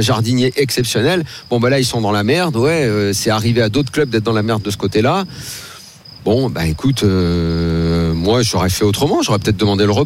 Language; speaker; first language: French; native; French